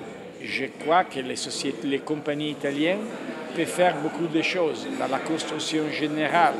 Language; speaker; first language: French; non-native, fluent; Italian